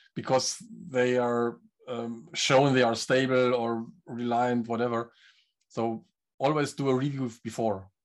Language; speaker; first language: English; non-native, fluent; German